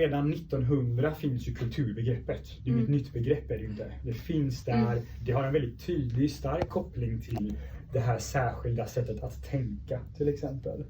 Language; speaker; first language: Swedish; early bilingual, other home language; Persian